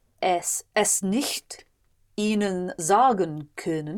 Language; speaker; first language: German; non-native, learner; English